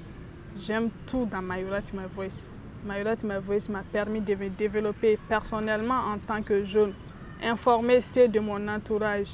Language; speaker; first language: French; non-native, local second language; Bambara